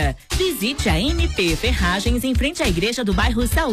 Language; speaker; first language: Portuguese; native; Portuguese